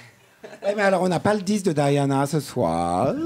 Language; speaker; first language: French; native; French